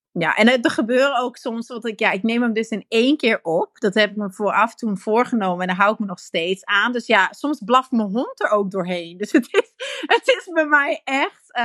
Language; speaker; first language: Dutch; native; Dutch